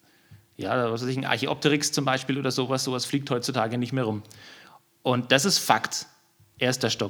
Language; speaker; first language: German; native; German